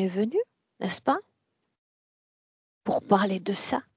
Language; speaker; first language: French; native; French